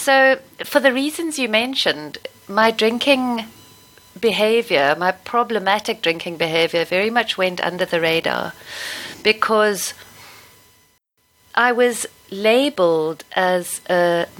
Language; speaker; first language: English; native; English